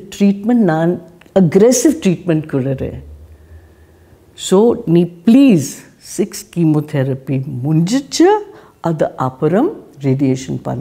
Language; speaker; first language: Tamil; non-native, learner; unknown